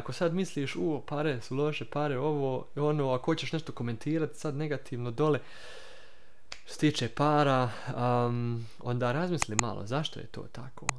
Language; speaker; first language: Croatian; early bilingual, heritage; Croatian